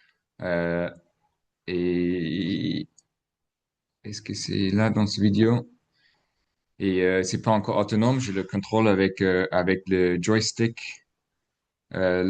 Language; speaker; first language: French; non-native, fluent; English